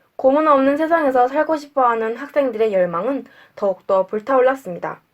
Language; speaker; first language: Korean; native; Korean